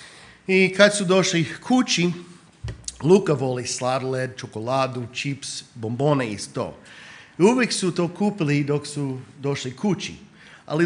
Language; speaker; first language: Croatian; non-native, fluent; English